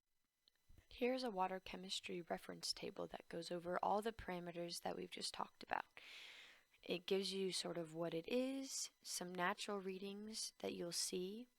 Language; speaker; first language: English; native; English